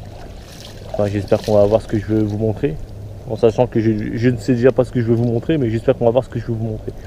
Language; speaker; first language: French; native; French